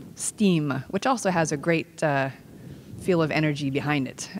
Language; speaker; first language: English; native; English